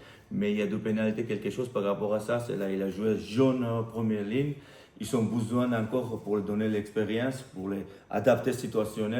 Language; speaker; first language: French; non-native, learner; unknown